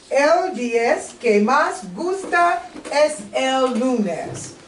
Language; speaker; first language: Spanish; non-native, learner; English